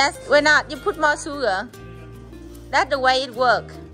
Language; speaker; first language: English; non-native, learner; Vietnamese